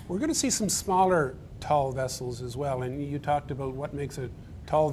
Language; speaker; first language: English; native; English